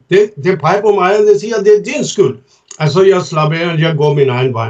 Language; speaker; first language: Danish; non-native, fluent; Urdu